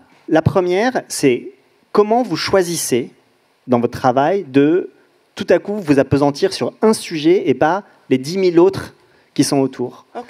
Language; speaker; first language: French; native; French